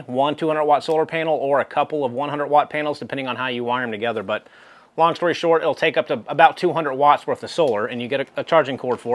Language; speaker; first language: English; native; English